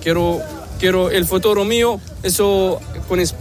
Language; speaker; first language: Spanish; non-native, learner; Arabic